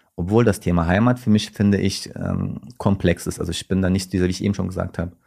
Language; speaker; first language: German; early bilingual, other home language; Turkish